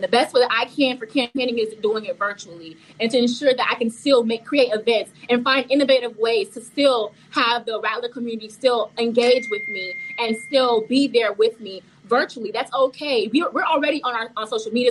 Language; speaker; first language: English; early bilingual, other home language; Haitian Creole